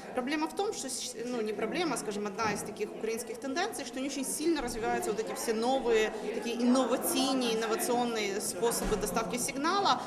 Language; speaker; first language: Russian; native; Russian